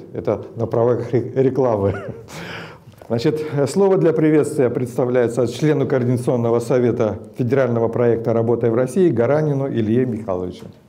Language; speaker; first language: Russian; native; Russian